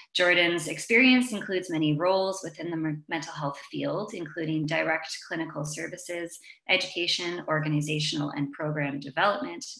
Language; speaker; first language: English; native; English